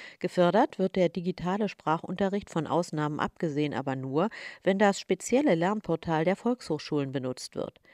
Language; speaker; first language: German; native; German